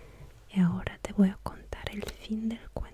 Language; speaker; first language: Spanish; non-native, fluent; Russian